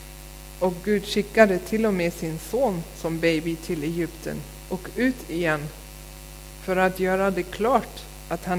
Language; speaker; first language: Swedish; non-native, fluent; German